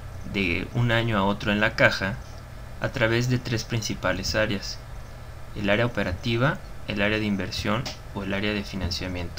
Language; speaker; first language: Spanish; native; Spanish